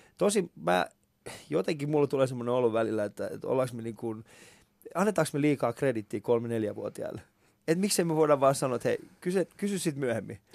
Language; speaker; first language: Finnish; early bilingual, other home language; Persian